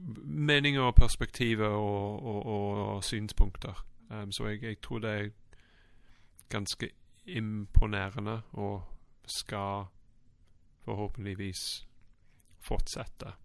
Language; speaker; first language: Norwegian; non-native, fluent; English